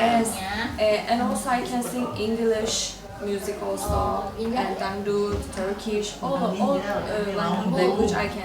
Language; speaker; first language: English; non-native, learner; Turkish